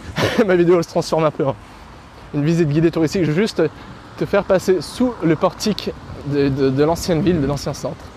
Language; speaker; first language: French; native; French